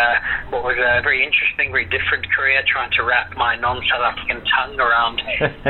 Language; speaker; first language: English; native; English